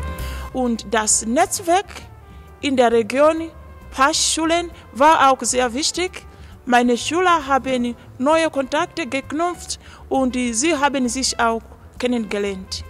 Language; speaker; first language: German; non-native, fluent; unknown